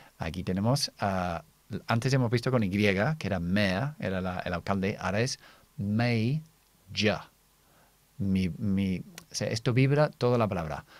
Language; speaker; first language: Spanish; non-native, fluent; English